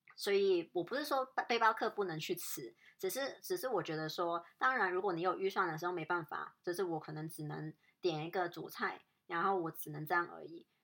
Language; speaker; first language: Chinese; non-native, local second language; Cantonese